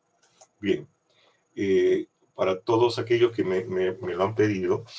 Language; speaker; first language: Spanish; native; Spanish